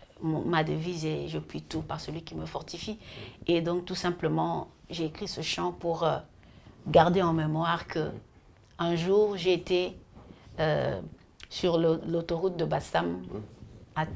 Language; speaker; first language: French; non-native, local second language; Lingala